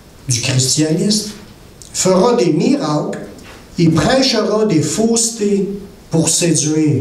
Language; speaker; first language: French; native; French